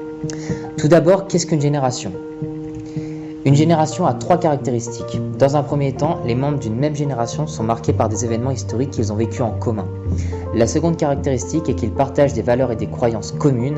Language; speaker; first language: French; native; French